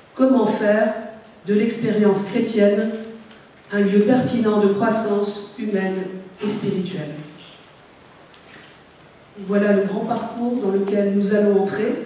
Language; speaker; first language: French; native; French